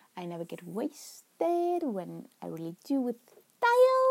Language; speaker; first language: English; non-native, fluent; Italian